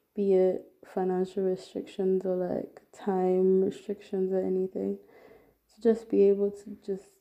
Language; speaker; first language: English; non-native, local second language; Yoruba